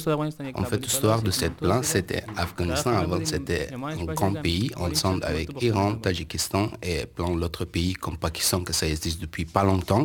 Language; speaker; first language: French; non-native, learner; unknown